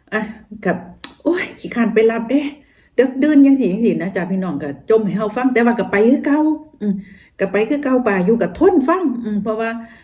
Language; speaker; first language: Thai; native; Thai